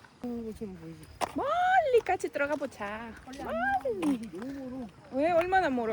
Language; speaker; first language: Korean; non-native, fluent; Spanish